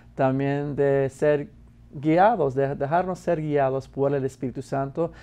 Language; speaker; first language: Spanish; non-native, fluent; English